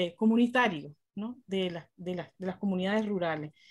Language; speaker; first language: Spanish; native; Spanish